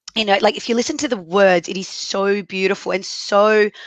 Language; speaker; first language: English; early bilingual, other home language; Arabic